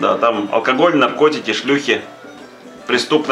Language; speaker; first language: Russian; native; Russian